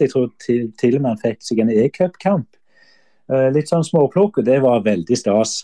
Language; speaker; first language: Norwegian; native; Norwegian